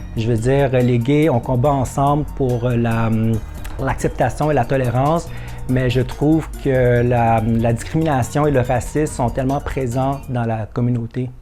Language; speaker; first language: French; early bilingual, other home language; Vietnamese